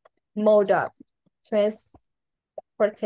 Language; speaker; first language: English; non-native, learner; Vietnamese